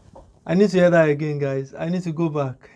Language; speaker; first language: English; non-native, local second language; Yoruba